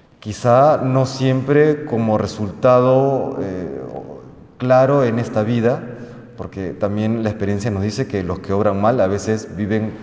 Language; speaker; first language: Spanish; native; Spanish